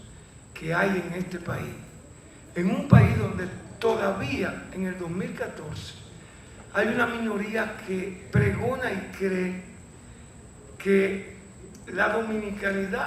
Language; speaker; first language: Spanish; native; Spanish